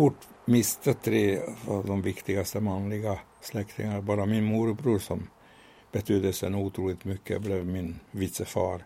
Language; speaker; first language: Swedish; non-native, fluent; Hungarian